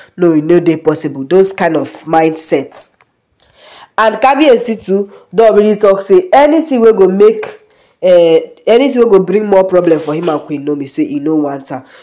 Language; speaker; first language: Nigerian Pidgin; non-native, local second language; Yoruba